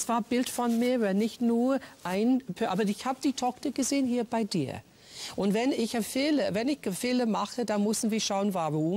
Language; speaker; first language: German; non-native, fluent; English